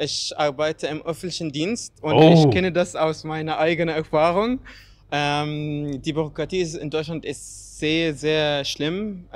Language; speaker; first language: German; non-native, fluent; Arabic